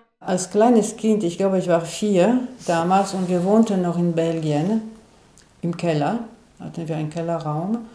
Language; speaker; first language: German; non-native, fluent; Italian